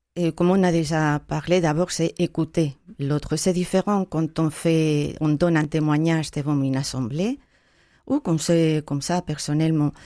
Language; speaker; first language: French; non-native, fluent; Spanish